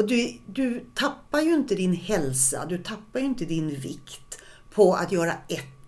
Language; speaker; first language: Swedish; native; Swedish